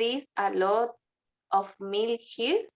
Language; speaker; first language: English; non-native, learner; Spanish